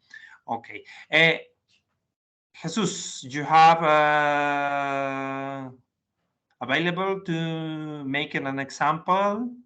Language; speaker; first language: English; non-native, learner; Spanish